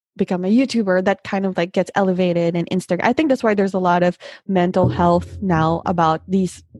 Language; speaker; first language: English; non-native, local second language; Filipino